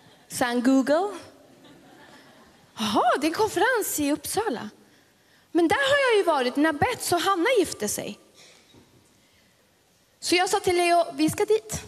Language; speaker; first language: Swedish; early bilingual, other home language; Spanish